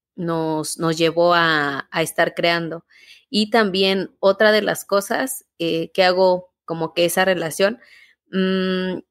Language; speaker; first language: Spanish; native; Spanish